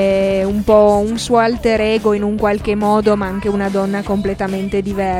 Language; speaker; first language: Italian; native; Italian